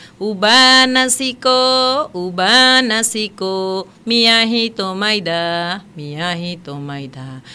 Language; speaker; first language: Spanish; non-native, local second language; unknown